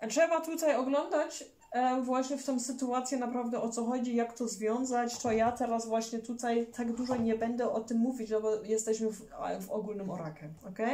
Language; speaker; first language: Polish; early bilingual, heritage; German